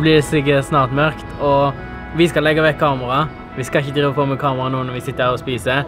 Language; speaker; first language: Norwegian; native; Norwegian